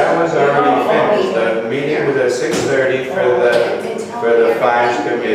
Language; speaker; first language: English; native; English